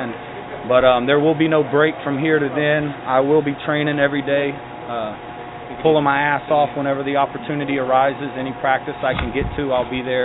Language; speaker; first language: English; native; English